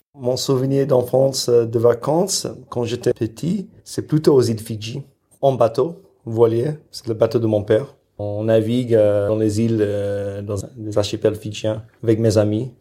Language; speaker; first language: French; non-native, fluent; English